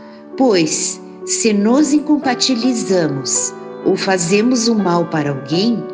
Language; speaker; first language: Portuguese; native; Portuguese